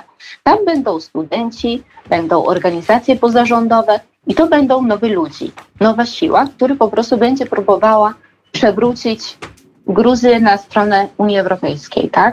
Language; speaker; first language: Polish; non-native, fluent; Georgian